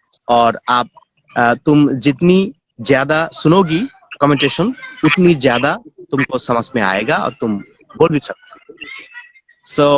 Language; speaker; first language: Hindi; non-native, learner; Bangla